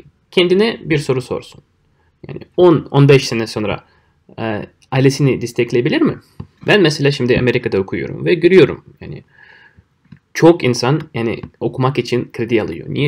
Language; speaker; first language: Turkish; non-native, fluent; Russian